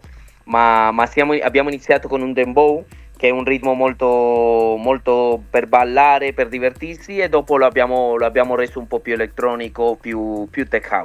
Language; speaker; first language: Italian; early bilingual, other home language; Spanish